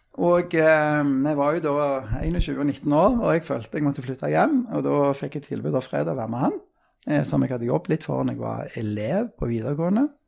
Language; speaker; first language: Norwegian; native; Norwegian